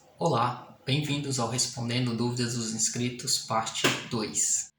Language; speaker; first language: Portuguese; native; Portuguese